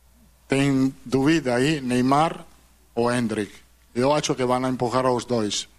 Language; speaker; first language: Portuguese; non-native, fluent; Italian